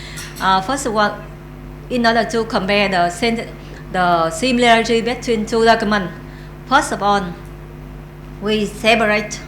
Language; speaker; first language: English; non-native, learner; Vietnamese